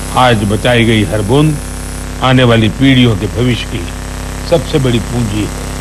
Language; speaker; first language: Hindi; non-native, local second language; Gujarati